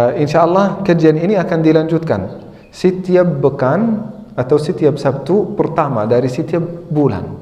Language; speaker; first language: Indonesian; non-native, fluent; Arabic